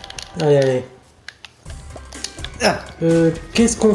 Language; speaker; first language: French; native; French